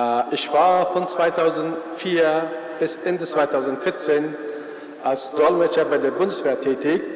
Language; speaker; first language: German; non-native, fluent; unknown